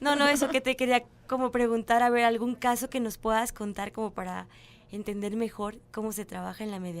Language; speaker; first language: Spanish; native; Spanish